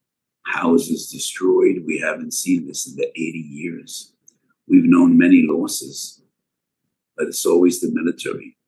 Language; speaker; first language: English; non-native, fluent; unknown